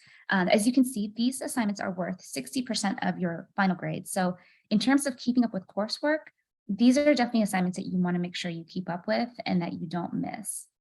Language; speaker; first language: English; native; English